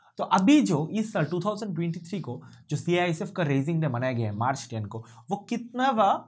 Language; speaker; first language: Hindi; non-native, local second language; Bangla